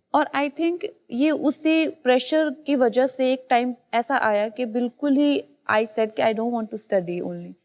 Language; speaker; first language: Hindi; native; Hindi